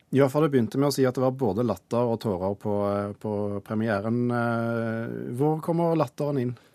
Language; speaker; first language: Norwegian; native; Norwegian